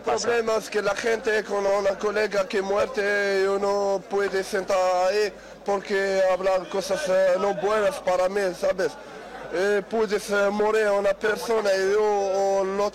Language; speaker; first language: Spanish; non-native, learner; Arabic